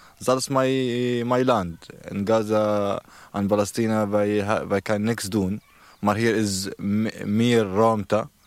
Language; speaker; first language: Dutch; non-native, learner; Arabic